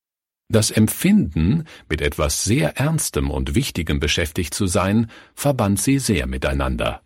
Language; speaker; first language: German; native; German